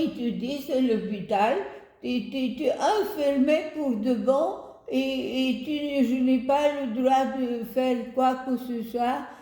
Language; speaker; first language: French; non-native, fluent; Bulgarian